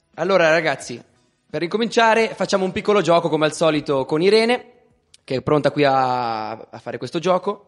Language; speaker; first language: Italian; native; Italian